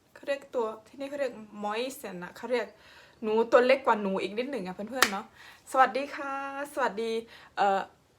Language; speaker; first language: Thai; non-native, local second language; Khmer